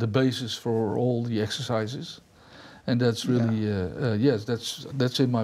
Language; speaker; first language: English; non-native, fluent; Dutch